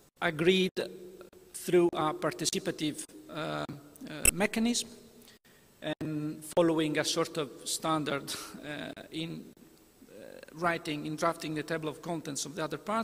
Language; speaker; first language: English; non-native, fluent; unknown